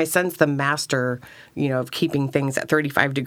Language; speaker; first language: English; native; English